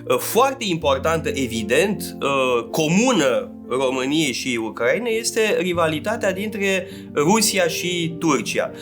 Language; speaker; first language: Romanian; native; Romanian